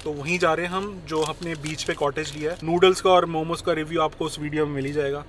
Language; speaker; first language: Hindi; native; Hindi